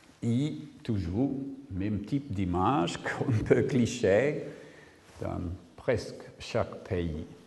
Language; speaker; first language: French; non-native, learner; English